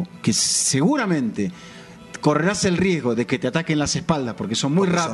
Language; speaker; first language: Spanish; native; Spanish